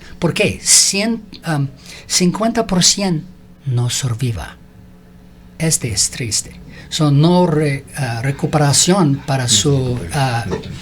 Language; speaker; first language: Spanish; non-native, learner; English